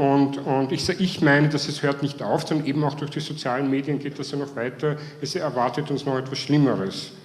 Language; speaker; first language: German; native; German